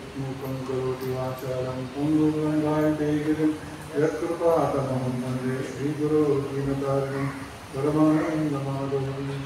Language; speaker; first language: Hindi; non-native, local second language; Marathi